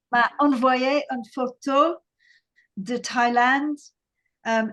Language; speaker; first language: French; non-native, learner; English